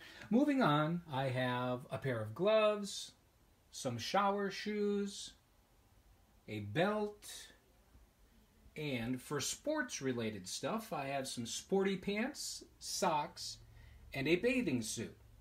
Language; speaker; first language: English; native; English